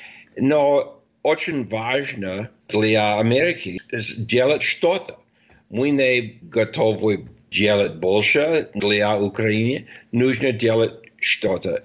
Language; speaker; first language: Russian; non-native, fluent; English